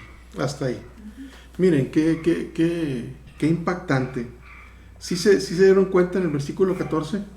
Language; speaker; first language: Spanish; native; Spanish